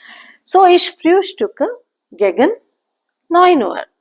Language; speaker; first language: German; non-native, fluent; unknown